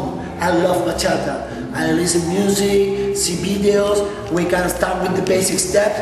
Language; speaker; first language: English; non-native, local second language; Spanish